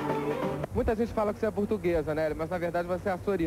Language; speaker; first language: Portuguese; native; Portuguese